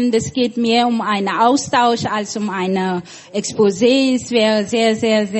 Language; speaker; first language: German; non-native, fluent; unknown